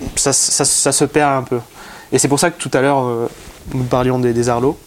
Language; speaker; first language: French; native; French